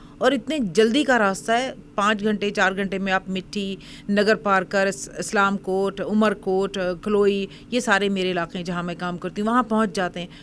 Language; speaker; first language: Urdu; native; Urdu